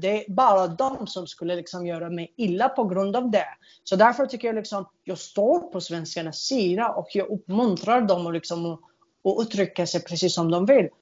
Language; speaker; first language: Swedish; non-native, fluent; Arabic